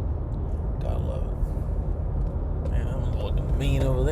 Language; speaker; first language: English; native; English